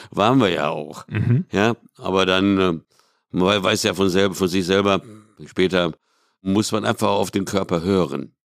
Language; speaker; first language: German; early bilingual, other home language; Hungarian